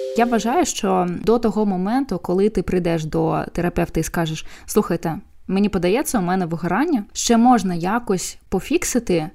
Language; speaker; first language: Ukrainian; non-native, local second language; Russian